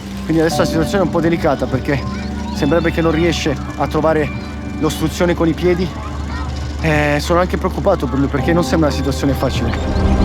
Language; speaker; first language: Italian; native; Italian